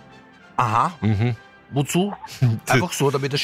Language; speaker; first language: German; native; German